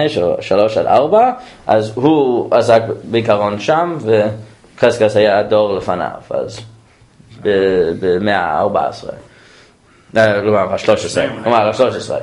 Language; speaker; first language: Hebrew; non-native, fluent; English